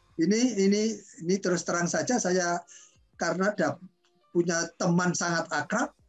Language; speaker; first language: Indonesian; non-native, local second language; Javanese